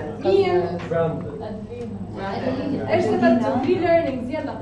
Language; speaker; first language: Arabic; native; Arabic